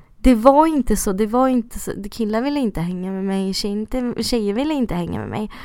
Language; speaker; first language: Swedish; early bilingual, other home language; Russian